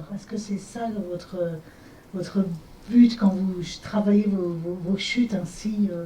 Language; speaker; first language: French; native; French